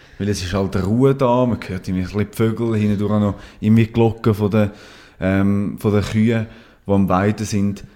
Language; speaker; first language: German; native; German